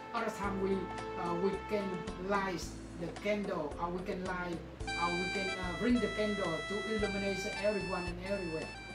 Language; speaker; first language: English; non-native, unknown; Vietnamese